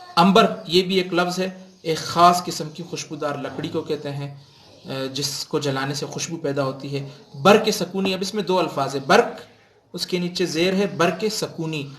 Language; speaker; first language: Urdu; non-native, local second language; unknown